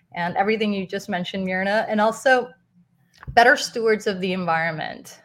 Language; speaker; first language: English; non-native, fluent; Spanish